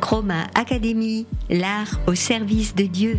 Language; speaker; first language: French; native; French